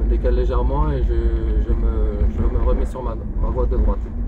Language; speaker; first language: French; native; French